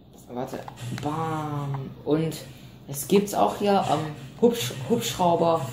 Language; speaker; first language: German; non-native, learner; Vietnamese